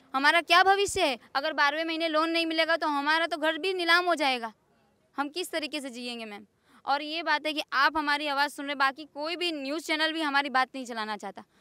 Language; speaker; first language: Hindi; non-native, local second language; Gujarati